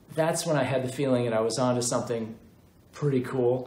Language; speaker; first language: English; native; English